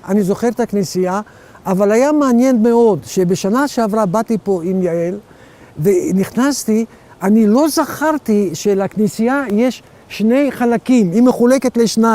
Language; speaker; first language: Hebrew; early bilingual, other home language; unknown